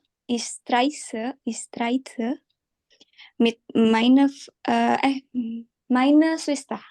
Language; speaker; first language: German; non-native, learner; Indonesian